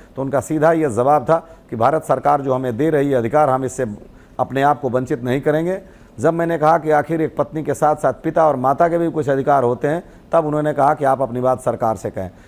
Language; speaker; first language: Hindi; native; Hindi